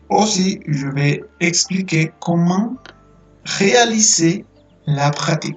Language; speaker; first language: French; non-native, fluent; Spanish